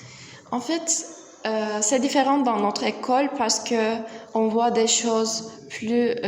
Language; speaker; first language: French; non-native, learner; Turkish